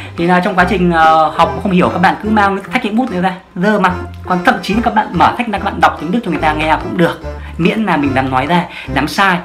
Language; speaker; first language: Vietnamese; native; Vietnamese